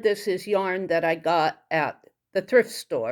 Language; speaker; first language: English; native; English